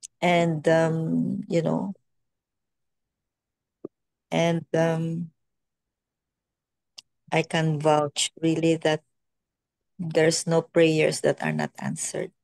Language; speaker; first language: English; non-native, local second language; Filipino